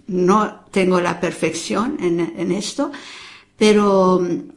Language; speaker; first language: Spanish; non-native, fluent; Persian